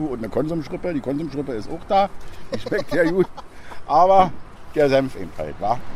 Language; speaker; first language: German; native; German